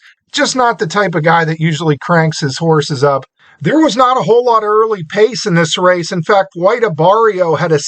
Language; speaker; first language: English; native; English